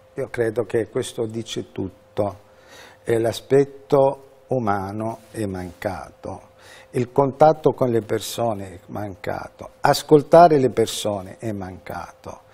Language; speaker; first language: Italian; non-native, fluent; Arabic